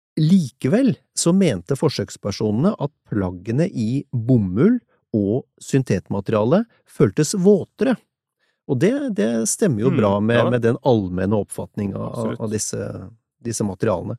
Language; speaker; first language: Norwegian; native; Norwegian